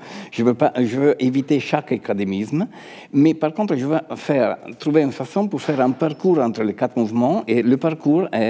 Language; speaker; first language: French; non-native, fluent; Italian